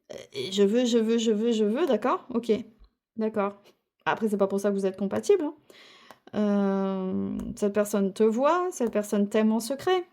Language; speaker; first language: French; native; French